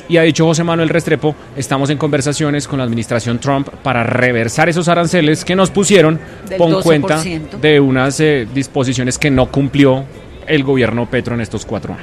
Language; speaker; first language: Spanish; native; Spanish